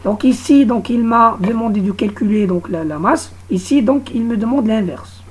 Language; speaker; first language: French; non-native, local second language; Arabic